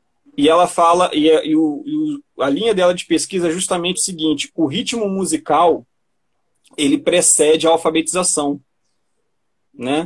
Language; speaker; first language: Portuguese; native; Portuguese